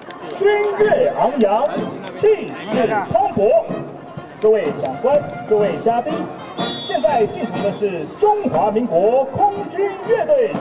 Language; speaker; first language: Chinese; native; Chinese